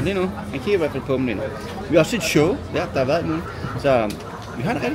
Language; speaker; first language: Danish; native; Danish